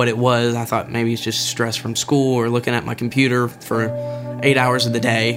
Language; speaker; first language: English; native; English